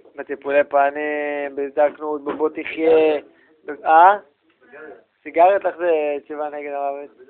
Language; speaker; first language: Hebrew; native; Hebrew